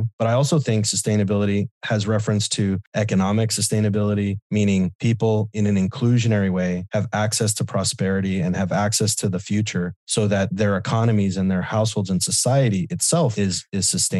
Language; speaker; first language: English; native; English